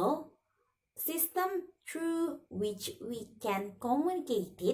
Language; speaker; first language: English; non-native, learner; Indonesian